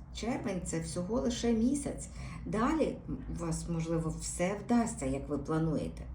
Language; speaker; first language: Ukrainian; native; Ukrainian